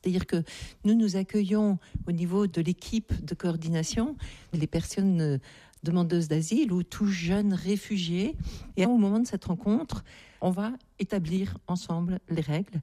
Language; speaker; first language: French; native; French